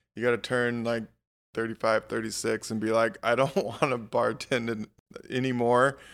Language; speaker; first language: English; native; English